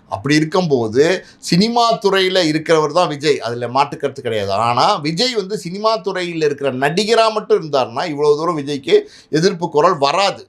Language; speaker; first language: Tamil; native; Tamil